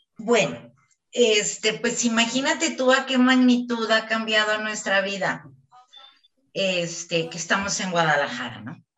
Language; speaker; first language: Spanish; native; Spanish